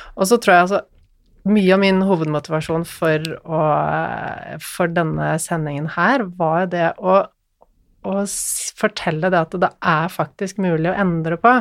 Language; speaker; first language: Norwegian; native; Norwegian